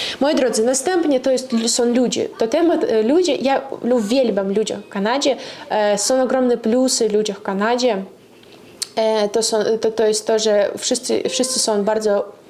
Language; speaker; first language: Polish; non-native, fluent; Russian